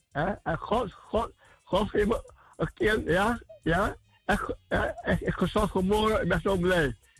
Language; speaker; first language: Dutch; non-native, learner; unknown